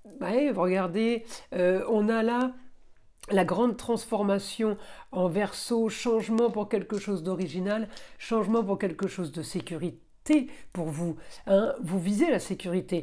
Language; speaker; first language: French; native; French